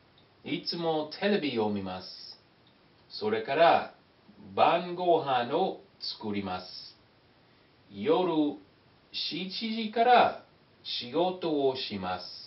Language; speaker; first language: Japanese; non-native, learner; English